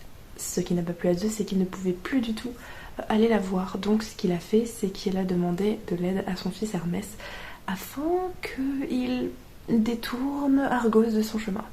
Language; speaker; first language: French; native; French